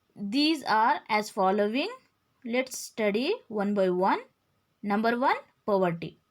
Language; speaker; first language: English; non-native, local second language; Kannada